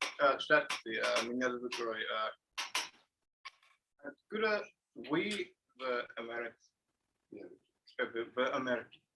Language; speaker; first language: Russian; non-native, learner; English